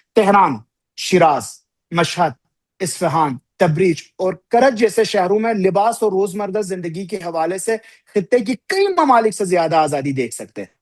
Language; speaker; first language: Urdu; non-native, local second language; Balti